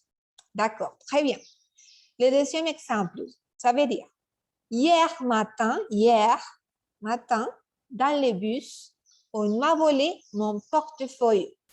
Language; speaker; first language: French; non-native, fluent; Spanish